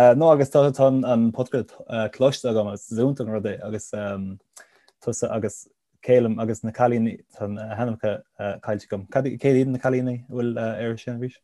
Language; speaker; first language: Irish; native; Irish